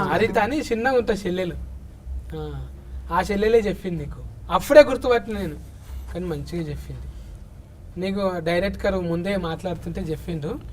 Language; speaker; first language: Telugu; native; Telugu